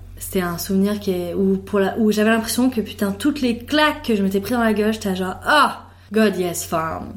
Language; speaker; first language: French; native; French